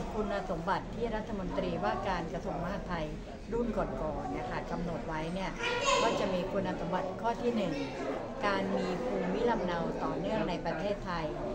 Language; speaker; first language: Thai; native; Thai